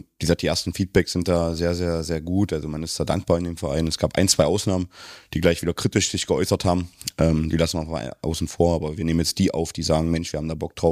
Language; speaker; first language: German; native; German